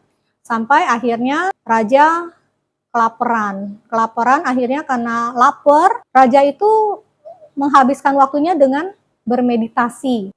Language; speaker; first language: Indonesian; native; Indonesian